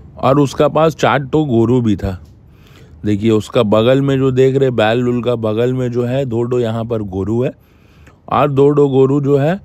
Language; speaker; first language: Hindi; native; Hindi